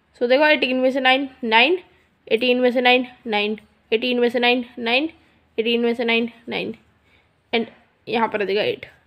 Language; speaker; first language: Hindi; non-native, local second language; Punjabi